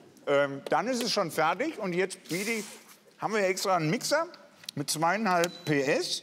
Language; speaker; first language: German; native; German